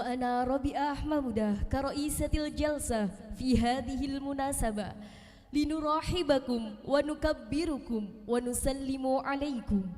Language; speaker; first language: Arabic; non-native, learner; Indonesian